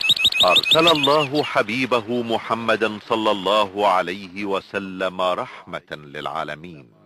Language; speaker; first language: Arabic; native; Arabic